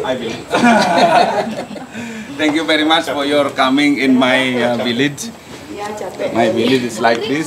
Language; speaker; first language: English; non-native, learner; Balinese